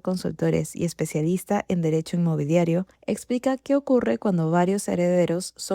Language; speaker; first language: Spanish; native; Spanish